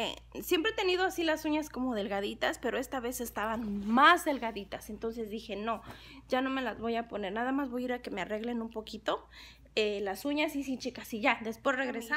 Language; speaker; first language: Spanish; native; Spanish